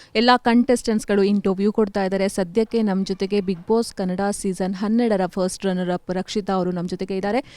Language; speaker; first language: Kannada; native; Kannada